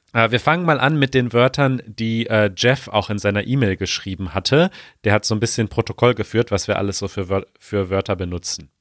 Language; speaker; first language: German; native; German